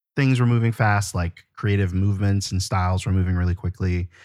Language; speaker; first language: English; native; English